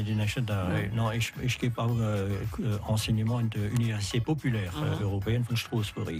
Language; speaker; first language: German; non-native, learner; French